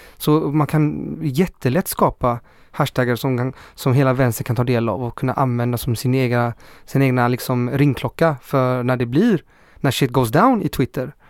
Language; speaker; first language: Swedish; early bilingual, other home language; Spanish